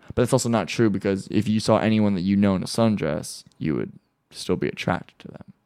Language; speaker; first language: English; native; English